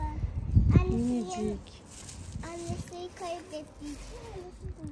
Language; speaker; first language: Turkish; early bilingual, heritage; Turkish